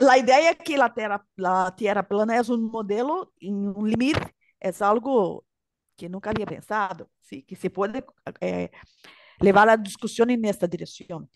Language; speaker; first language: Spanish; non-native, learner; Portuguese